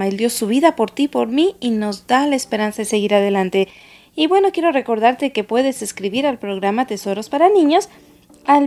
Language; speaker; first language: Spanish; native; Spanish